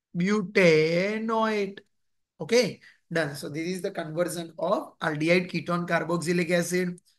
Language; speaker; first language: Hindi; non-native, local second language; Gujarati